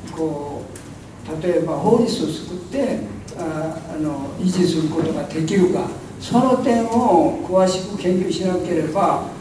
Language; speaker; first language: Japanese; non-native, fluent; Korean